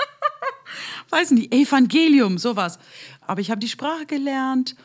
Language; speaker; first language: German; non-native, fluent; English